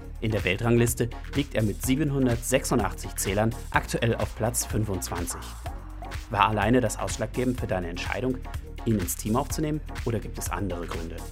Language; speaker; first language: German; native; German